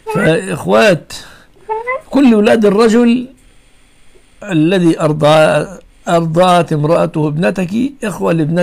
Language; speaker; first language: Arabic; native; Arabic